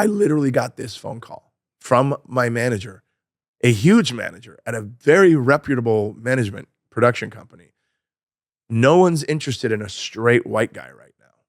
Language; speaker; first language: English; native; English